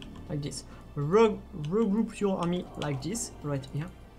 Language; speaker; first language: English; non-native, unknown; French